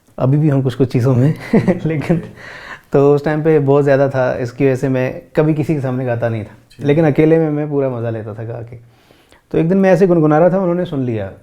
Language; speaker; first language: Hindi; non-native, local second language; Pahari-Potwari